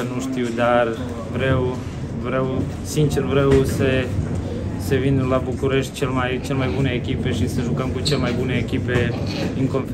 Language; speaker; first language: Romanian; non-native, local second language; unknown